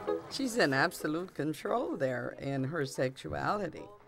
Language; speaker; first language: English; early bilingual, other home language; Spanish